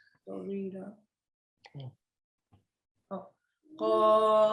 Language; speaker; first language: Arabic; non-native, learner; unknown